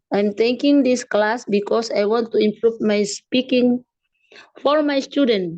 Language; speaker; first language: English; non-native, learner; Indonesian